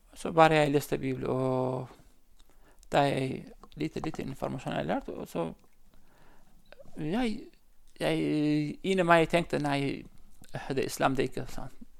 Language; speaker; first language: Norwegian; non-native, learner; Central Kurdish